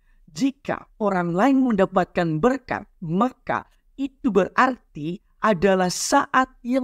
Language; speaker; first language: Indonesian; native; Indonesian